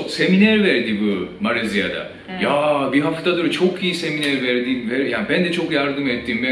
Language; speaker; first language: Turkish; non-native, fluent; Japanese